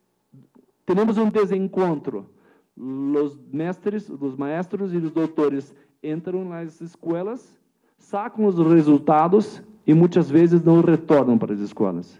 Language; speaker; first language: Spanish; non-native, learner; Portuguese